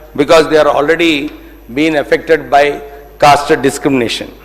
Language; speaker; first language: English; non-native, local second language; Telugu